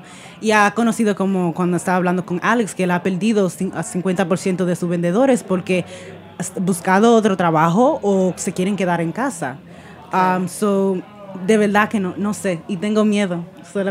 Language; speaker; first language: Spanish; early bilingual, heritage; Spanish